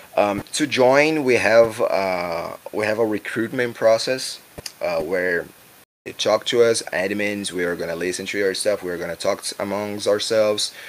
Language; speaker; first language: English; non-native, fluent; Portuguese